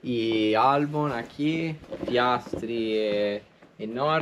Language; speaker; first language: Spanish; non-native, learner; Italian